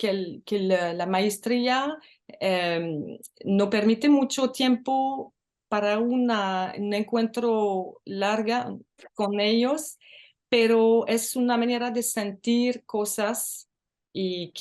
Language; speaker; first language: Spanish; non-native, learner; French